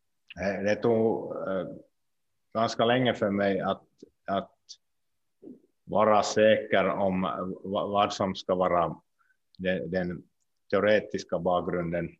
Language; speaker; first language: Swedish; non-native, local second language; Finnish